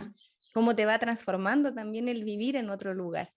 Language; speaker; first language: Spanish; native; Spanish